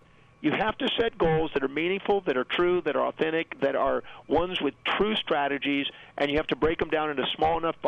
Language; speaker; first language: English; native; English